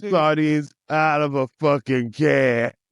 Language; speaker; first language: English; native; English